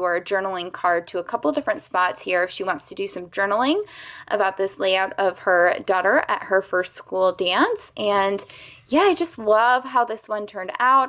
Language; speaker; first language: English; native; English